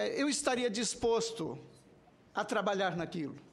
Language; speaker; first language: Portuguese; native; Portuguese